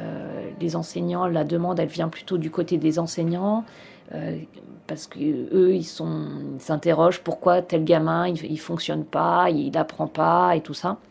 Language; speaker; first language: French; native; French